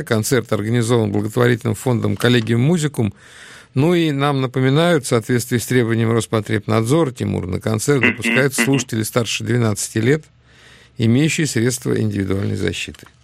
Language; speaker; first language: Russian; native; Russian